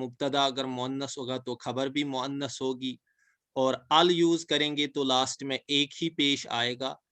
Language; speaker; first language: Urdu; non-native, local second language; Kashmiri